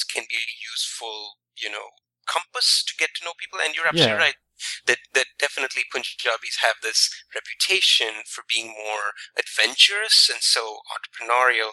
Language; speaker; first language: English; non-native, local second language; Punjabi